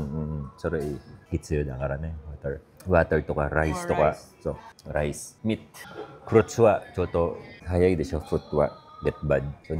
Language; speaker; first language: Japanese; non-native, learner; Filipino